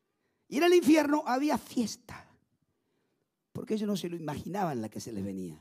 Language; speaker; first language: Spanish; native; Spanish